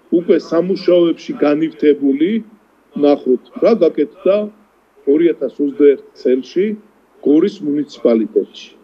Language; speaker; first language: Georgian; native; Georgian